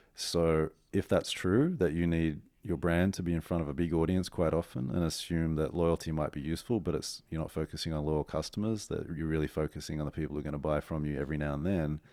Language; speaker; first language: English; native; English